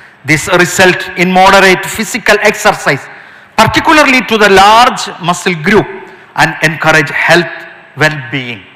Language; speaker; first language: English; non-native, local second language; Malayalam